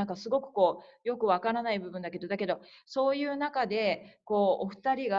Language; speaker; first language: Japanese; native; Japanese